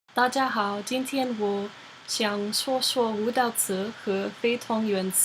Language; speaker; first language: Chinese; non-native, learner; English